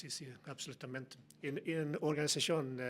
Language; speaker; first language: Spanish; non-native, learner; Swedish